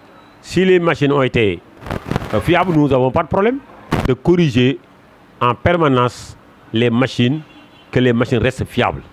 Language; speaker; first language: French; non-native, local second language; Wolof